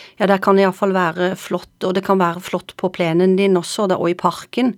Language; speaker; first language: Norwegian; native; Norwegian